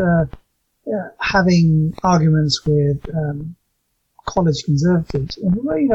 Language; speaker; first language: English; native; English